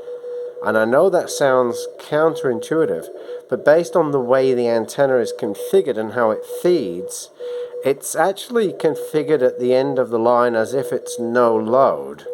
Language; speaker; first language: English; native; English